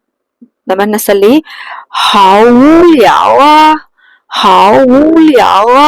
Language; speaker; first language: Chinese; non-native, fluent; Burmese